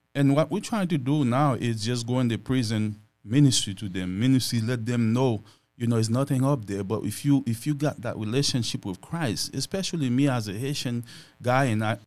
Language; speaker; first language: English; non-native, fluent; Haitian Creole